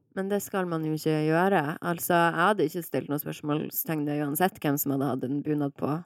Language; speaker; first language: Norwegian; native; Norwegian